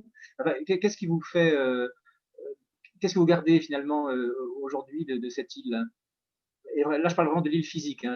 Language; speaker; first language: French; native; French